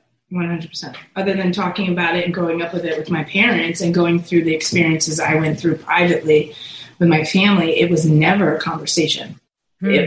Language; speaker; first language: English; native; English